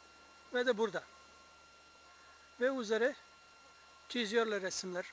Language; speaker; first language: Turkish; non-native, fluent; English